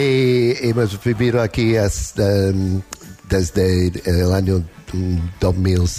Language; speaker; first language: Spanish; non-native, learner; English